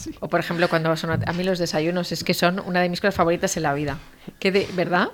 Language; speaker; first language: Spanish; native; Spanish